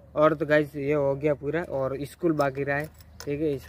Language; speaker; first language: Hindi; native; Hindi